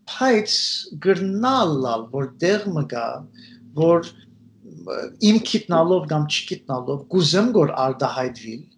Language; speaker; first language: Armenian; early bilingual, heritage; Armenian